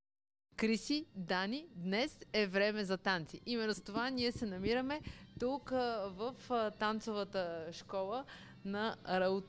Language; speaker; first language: Bulgarian; native; Bulgarian